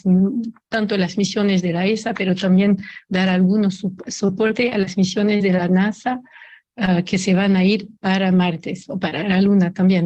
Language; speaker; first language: Spanish; non-native, fluent; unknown